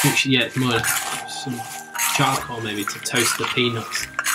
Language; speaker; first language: English; native; English